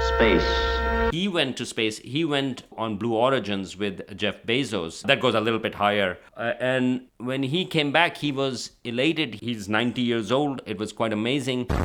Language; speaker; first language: English; non-native, local second language; Urdu